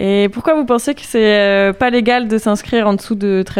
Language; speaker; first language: French; native; French